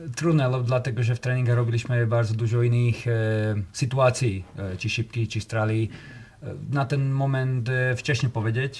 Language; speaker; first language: Polish; non-native, learner; Slovak